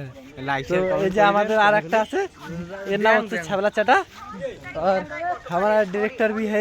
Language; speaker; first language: Hindi; non-native, local second language; Bangla